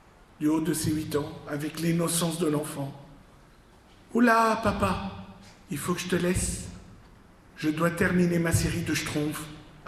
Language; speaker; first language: French; non-native, local second language; Arabic